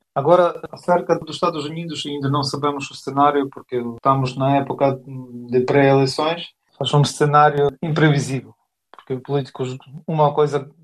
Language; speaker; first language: Portuguese; non-native, fluent; Ukrainian